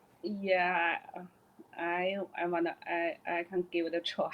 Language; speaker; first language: English; non-native, learner; Chinese